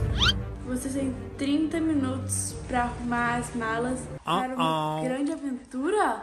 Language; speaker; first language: Portuguese; native; Portuguese